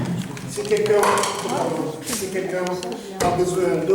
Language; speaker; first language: French; non-native, fluent; Russian